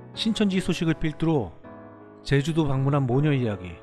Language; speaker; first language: Korean; native; Korean